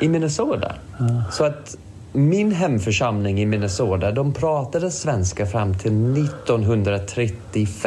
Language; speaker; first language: Swedish; non-native, fluent; English